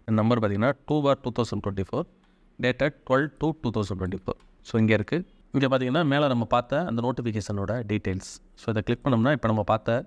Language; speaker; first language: Tamil; native; Tamil